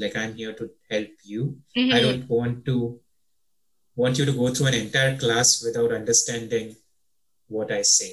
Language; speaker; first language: English; native; English